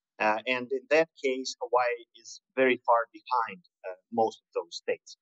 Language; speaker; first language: English; non-native, fluent; Russian